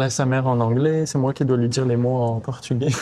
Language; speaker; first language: French; native; French